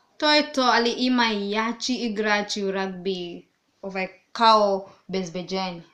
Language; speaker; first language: Serbian; non-native, learner; Swahili